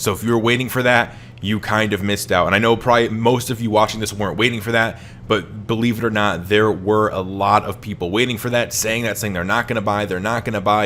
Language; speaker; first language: English; native; English